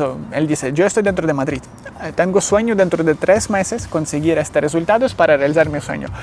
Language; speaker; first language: Spanish; non-native, learner; Ukrainian